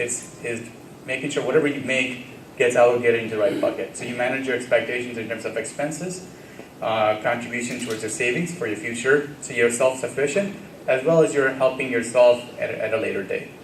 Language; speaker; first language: English; early bilingual, other home language; Gujarati